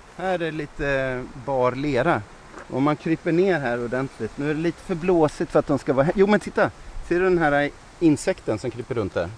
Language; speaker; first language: Swedish; native; Swedish